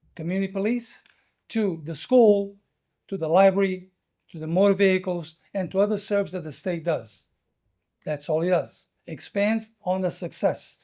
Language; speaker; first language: English; non-native, fluent; Portuguese